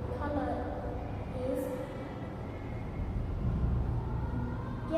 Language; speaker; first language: English; non-native, learner; Vietnamese